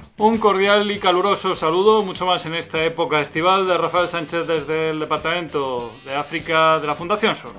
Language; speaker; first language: Spanish; native; Spanish